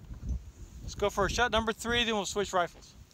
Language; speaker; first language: English; native; English